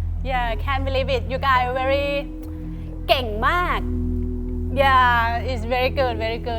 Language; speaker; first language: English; non-native, fluent; Thai